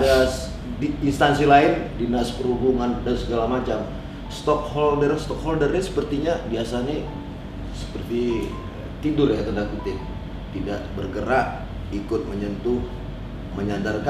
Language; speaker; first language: Indonesian; native; Indonesian